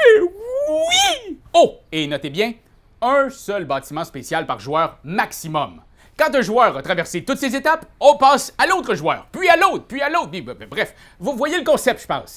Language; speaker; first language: French; native; French